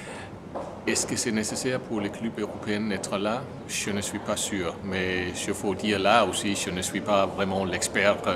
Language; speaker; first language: French; non-native, learner; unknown